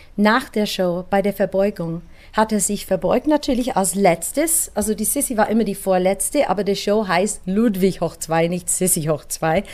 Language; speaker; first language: German; non-native, fluent; English